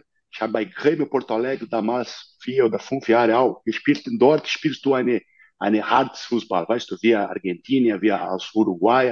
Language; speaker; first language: German; non-native, learner; Portuguese